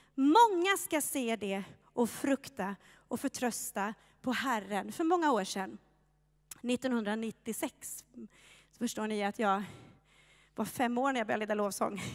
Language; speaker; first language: Swedish; native; Swedish